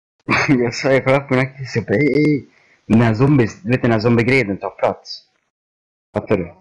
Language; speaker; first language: Swedish; early bilingual, other home language; Turkish